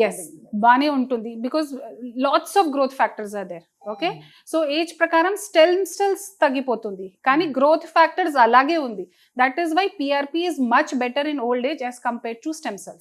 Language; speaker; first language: Telugu; non-native, fluent; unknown